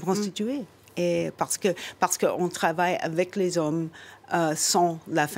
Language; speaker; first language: French; non-native, fluent; English